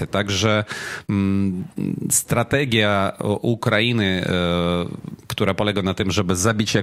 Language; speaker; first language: Polish; non-native, fluent; Ukrainian